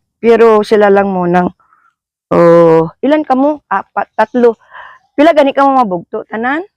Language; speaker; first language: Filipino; non-native, local second language; Hiligaynon